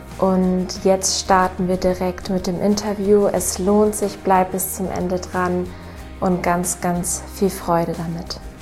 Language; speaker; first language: German; native; German